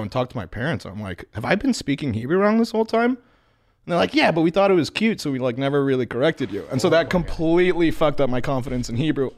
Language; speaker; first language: English; native; English